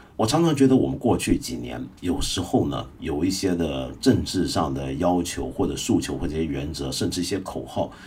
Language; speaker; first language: Chinese; non-native, local second language; Cantonese